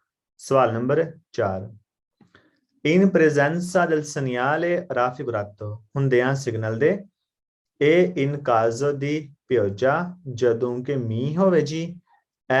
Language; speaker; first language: Italian; non-native, learner; Punjabi